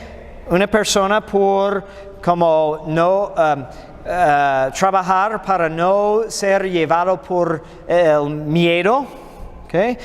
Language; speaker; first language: Spanish; non-native, fluent; English